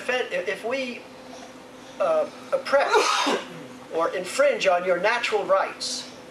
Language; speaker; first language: English; native; English